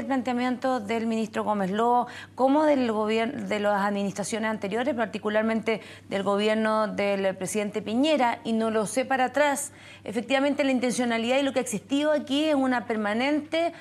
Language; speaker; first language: Spanish; native; Spanish